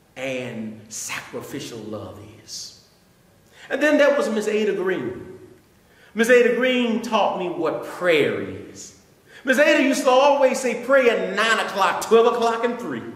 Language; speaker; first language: English; native; English